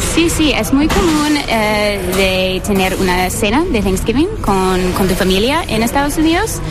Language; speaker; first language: Spanish; non-native, fluent; English